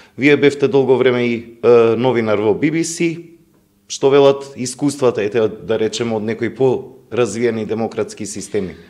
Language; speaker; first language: Macedonian; native; Macedonian